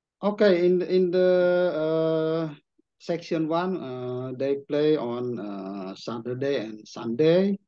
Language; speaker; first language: English; non-native, learner; Indonesian